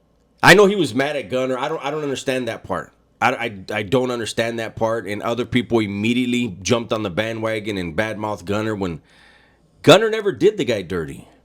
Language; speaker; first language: English; native; English